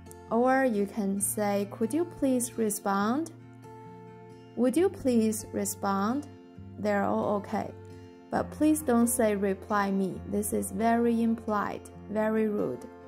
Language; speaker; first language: English; non-native, fluent; Chinese